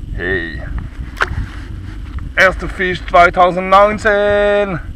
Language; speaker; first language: German; non-native, fluent; French